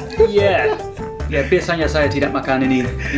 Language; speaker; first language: Indonesian; non-native, learner; English